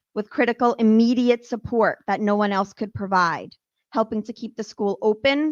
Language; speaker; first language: English; native; English